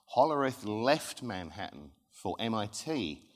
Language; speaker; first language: English; native; English